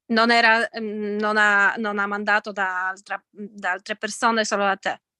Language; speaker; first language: Italian; non-native, fluent; Polish